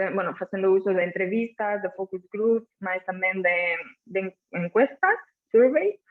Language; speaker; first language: Portuguese; non-native, fluent; Catalan